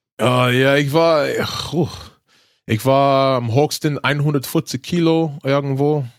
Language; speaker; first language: German; non-native, learner; English